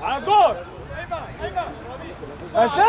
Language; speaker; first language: Arabic; native; Arabic